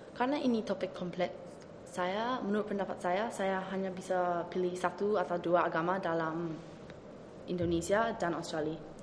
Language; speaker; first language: Indonesian; early bilingual, heritage; Indonesian